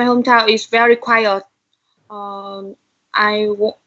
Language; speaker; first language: English; non-native, learner; Vietnamese